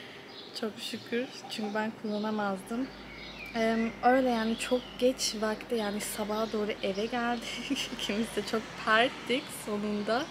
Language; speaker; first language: Turkish; early bilingual, heritage; Turkish